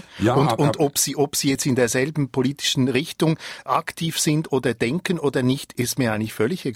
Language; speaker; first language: German; native; German